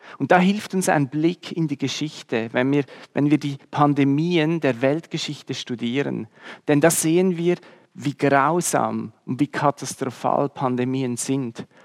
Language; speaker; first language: German; native; German